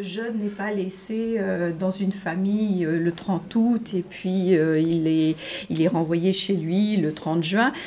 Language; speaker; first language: French; native; French